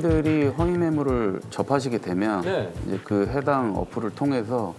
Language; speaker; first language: Korean; native; Korean